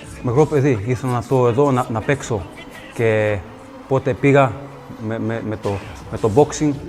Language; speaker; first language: Greek; early bilingual, heritage; English